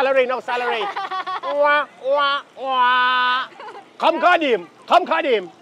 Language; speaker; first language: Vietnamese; non-native, learner; English